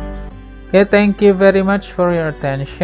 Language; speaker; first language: English; non-native, learner; Indonesian